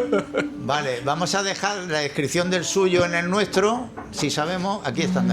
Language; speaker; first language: Spanish; native; Spanish